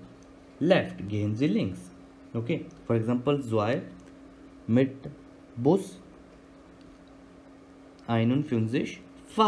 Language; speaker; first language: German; non-native, learner; Hindi